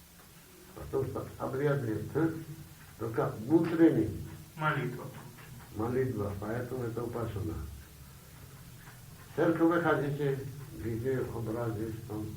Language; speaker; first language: Russian; non-native, learner; Bangla